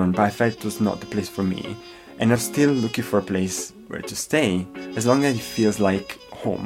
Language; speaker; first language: English; non-native, fluent; Italian